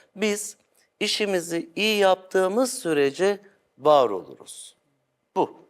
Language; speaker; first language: Turkish; native; Turkish